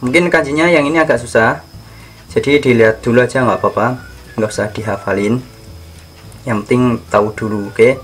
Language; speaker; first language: Indonesian; native; Indonesian